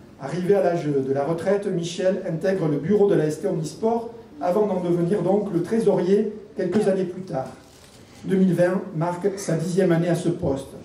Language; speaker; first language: French; native; French